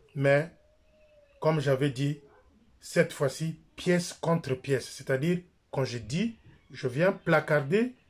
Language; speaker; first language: French; non-native, local second language; Lingala